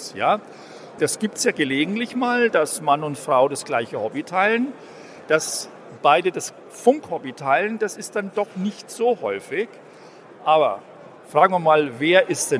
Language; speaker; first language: German; native; German